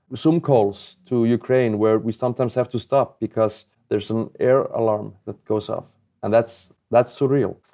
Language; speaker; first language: English; non-native, fluent; Icelandic